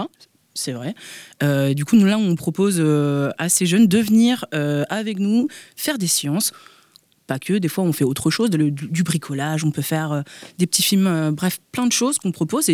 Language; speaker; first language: French; native; French